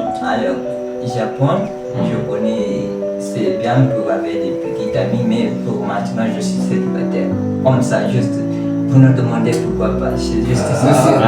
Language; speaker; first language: French; non-native, learner; Kamba